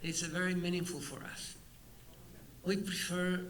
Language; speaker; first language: English; non-native, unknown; Spanish